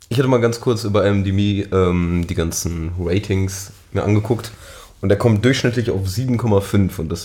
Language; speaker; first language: German; native; German